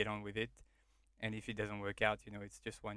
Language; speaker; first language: English; non-native, fluent; French